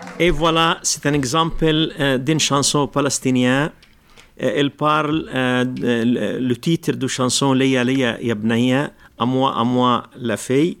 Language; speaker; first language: French; non-native, local second language; Arabic